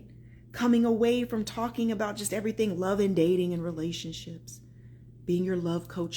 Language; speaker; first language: English; native; English